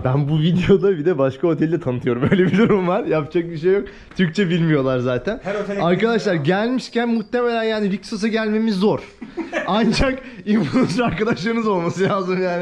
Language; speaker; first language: Turkish; native; Turkish